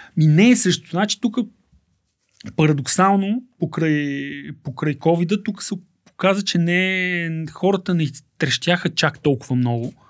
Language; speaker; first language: Bulgarian; native; Bulgarian